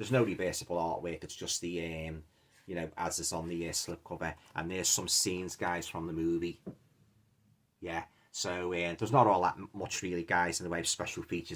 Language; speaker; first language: English; native; English